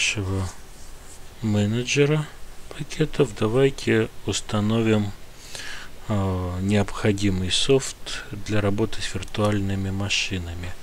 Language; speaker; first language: Russian; native; Russian